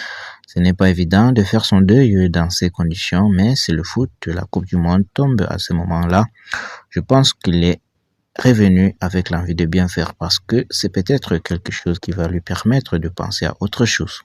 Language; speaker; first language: French; native; French